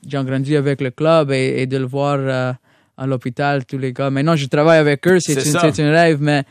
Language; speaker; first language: French; non-native, local second language; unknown